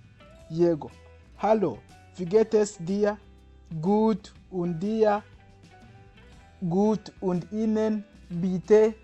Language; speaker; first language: German; non-native, fluent; Kinyarwanda